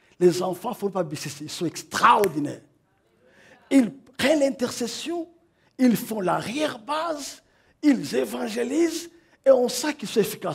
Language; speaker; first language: French; non-native, local second language; Kinyarwanda